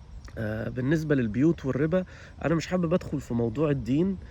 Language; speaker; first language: Arabic; native; Arabic